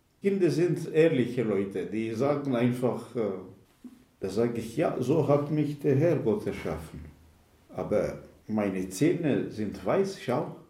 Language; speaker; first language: German; non-native, fluent; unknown